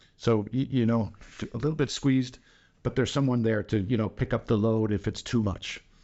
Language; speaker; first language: English; non-native, fluent; Danish